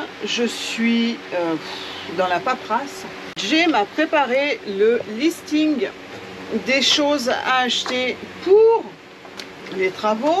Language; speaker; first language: French; native; French